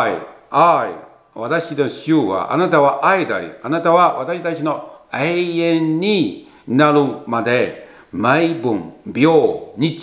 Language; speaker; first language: Japanese; non-native, learner; Chinese